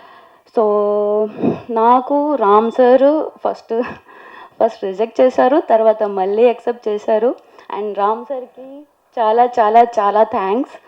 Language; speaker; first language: Telugu; non-native, local second language; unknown